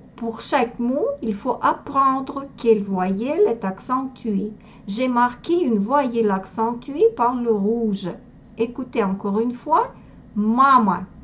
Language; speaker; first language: French; non-native, fluent; Russian